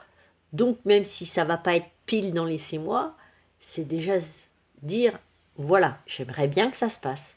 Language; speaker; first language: French; native; French